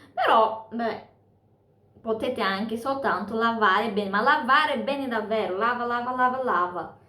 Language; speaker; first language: Italian; non-native, fluent; Portuguese